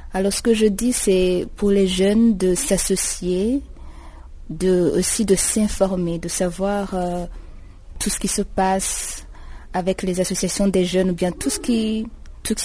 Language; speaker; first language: French; non-native, local second language; Rundi